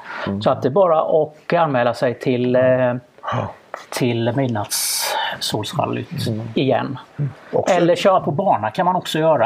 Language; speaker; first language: Swedish; native; Swedish